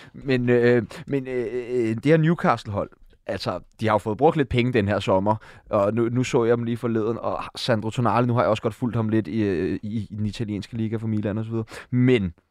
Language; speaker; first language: Danish; native; Danish